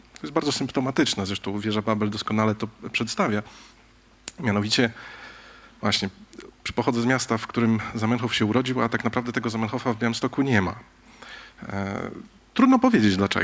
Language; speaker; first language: Polish; native; Polish